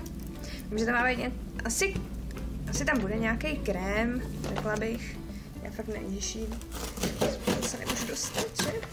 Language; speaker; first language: Czech; native; Czech